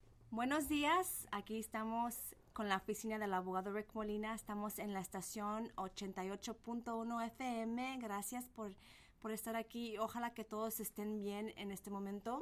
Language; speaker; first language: Spanish; early bilingual, heritage; Spanish